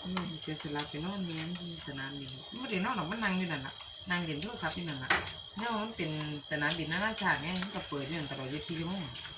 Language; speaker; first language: Thai; native; Thai